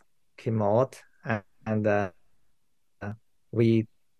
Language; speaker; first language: English; non-native, learner; Chinese